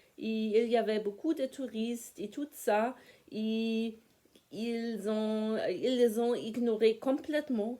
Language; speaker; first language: French; non-native, fluent; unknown